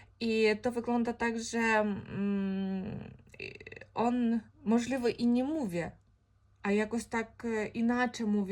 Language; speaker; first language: Polish; non-native, fluent; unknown